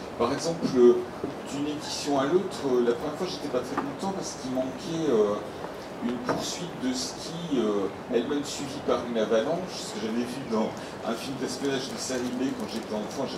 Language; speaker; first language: French; native; French